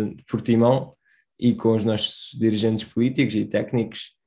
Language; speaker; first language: Portuguese; early bilingual, other home language; Romanian